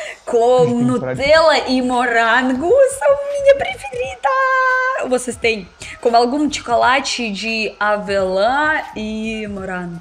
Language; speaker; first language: Portuguese; non-native, learner; Russian